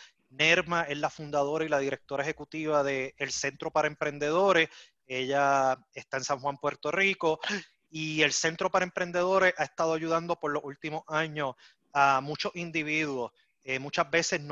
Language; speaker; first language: Spanish; native; Spanish